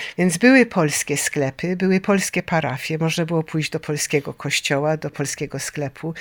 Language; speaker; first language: Polish; early bilingual, heritage; Polish